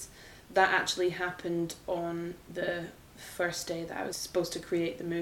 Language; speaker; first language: English; native; English